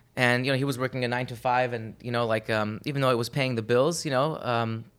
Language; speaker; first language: English; early bilingual, other home language; Armenian